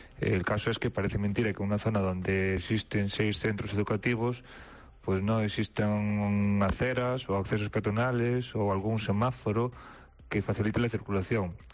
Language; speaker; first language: Spanish; native; Spanish